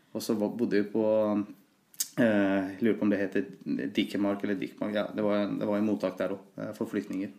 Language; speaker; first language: Norwegian; early bilingual, other home language; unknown